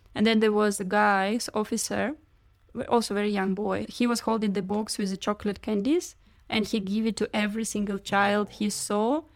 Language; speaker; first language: English; non-native, fluent; Ukrainian